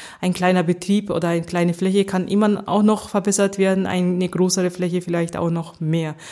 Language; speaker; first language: German; early bilingual, heritage; German